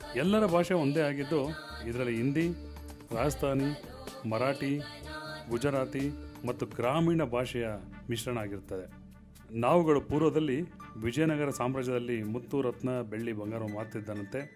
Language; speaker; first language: Kannada; non-native, local second language; Lambadi